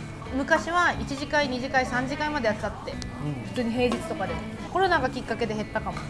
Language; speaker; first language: Japanese; native; Japanese